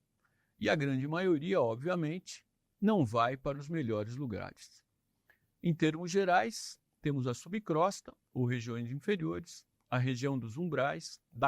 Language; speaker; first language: Portuguese; native; Portuguese